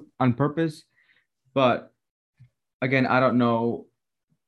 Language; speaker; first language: English; non-native, fluent; Spanish